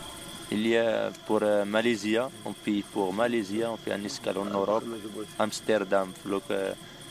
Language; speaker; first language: French; non-native, local second language; Arabic